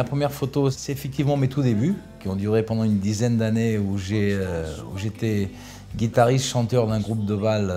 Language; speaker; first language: French; early bilingual, other home language; Portuguese